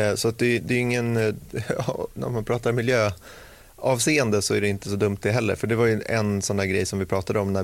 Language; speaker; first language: Swedish; native; Swedish